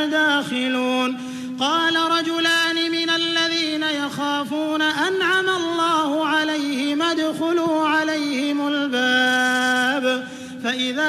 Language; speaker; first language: Arabic; native; Arabic